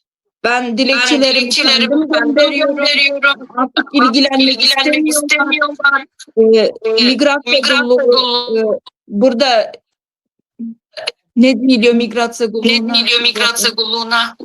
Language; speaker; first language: Turkish; non-native, learner; Turkmen